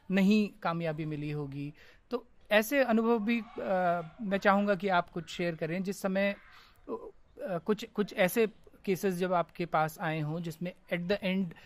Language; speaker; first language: Hindi; native; Hindi